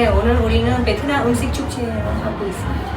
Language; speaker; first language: Korean; non-native, learner; Vietnamese